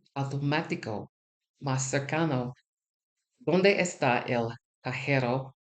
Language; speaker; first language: Spanish; non-native, learner; English